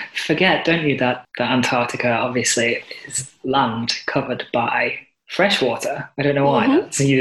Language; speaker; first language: English; native; English